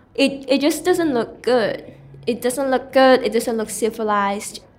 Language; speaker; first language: English; non-native, local second language; Cantonese